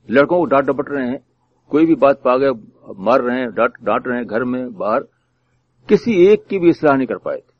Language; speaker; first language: Urdu; native; Urdu